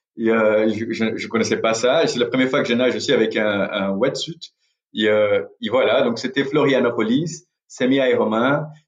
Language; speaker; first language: French; non-native, fluent; Portuguese